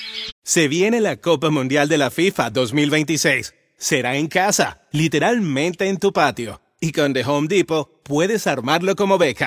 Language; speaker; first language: Spanish; native; Spanish